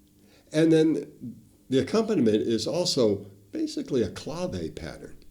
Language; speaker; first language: English; native; English